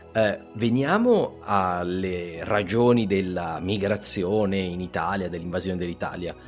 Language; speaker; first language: Italian; native; Italian